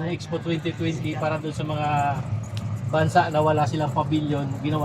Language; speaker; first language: Filipino; native; Filipino